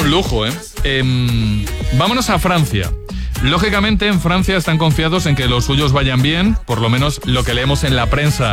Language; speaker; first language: Spanish; native; Spanish